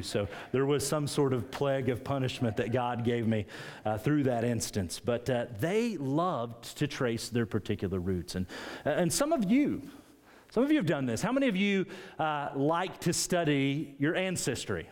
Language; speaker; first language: English; native; English